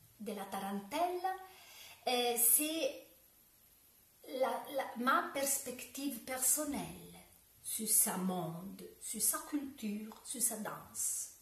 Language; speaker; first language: French; non-native, learner; Italian